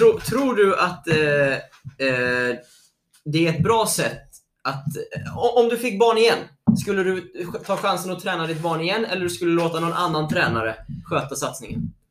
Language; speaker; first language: Swedish; native; Swedish